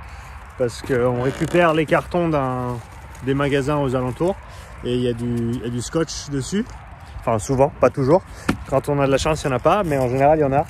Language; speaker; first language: French; native; French